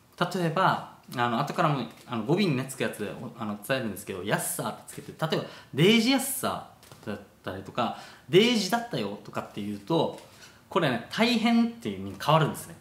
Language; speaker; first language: Japanese; native; Japanese